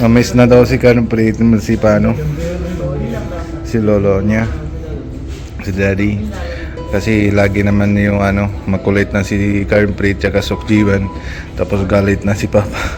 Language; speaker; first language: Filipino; non-native, local second language; Cebuano